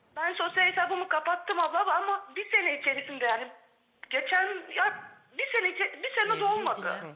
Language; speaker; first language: Turkish; native; Turkish